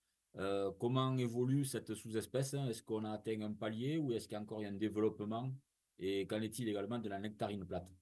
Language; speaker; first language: French; native; French